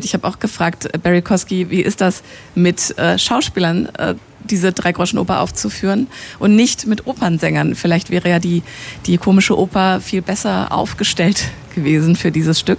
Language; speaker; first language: German; native; German